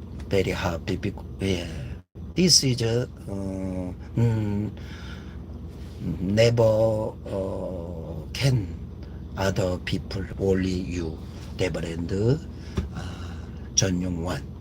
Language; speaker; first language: English; non-native, learner; Korean